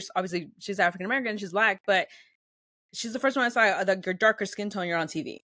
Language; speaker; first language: English; early bilingual, other home language; Spanish